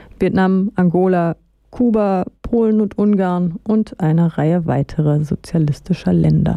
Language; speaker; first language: German; native; German